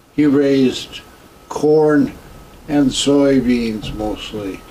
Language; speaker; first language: English; native; English